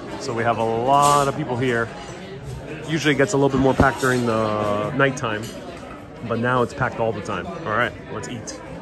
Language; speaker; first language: English; native; English